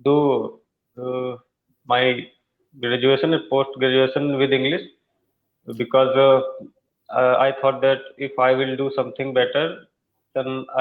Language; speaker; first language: English; non-native, learner; Hindi